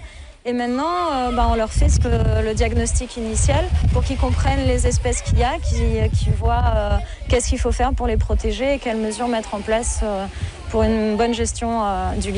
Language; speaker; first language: French; native; French